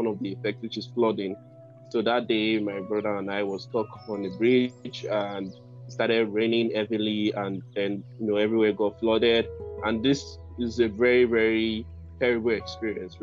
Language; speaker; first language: English; non-native, local second language; Yoruba